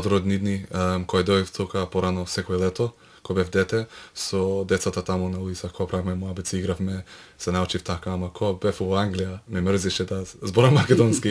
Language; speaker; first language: Macedonian; early bilingual, heritage; Macedonian